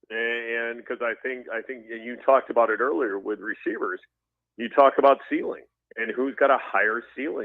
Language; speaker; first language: English; native; English